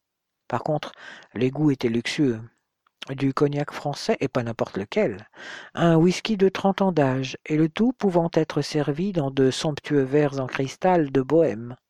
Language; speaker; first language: French; native; French